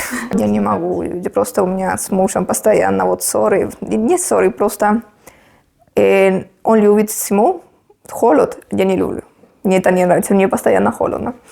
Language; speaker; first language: Russian; non-native, fluent; Spanish